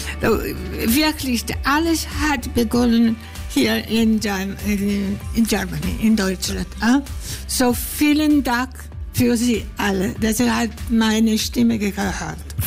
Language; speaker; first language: German; non-native, fluent; Greek